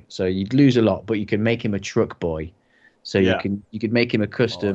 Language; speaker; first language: English; native; English